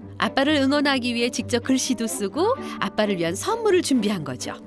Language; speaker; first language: Korean; native; Korean